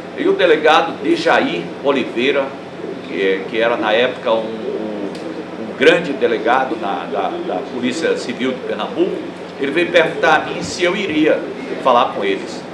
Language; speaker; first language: Portuguese; native; Portuguese